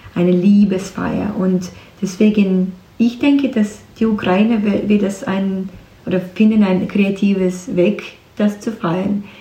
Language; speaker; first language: German; non-native, learner; Ukrainian